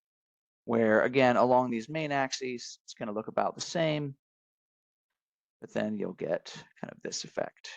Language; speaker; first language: English; native; English